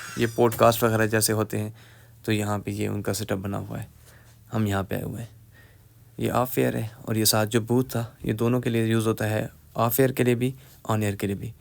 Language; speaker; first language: Urdu; non-native, local second language; Saraiki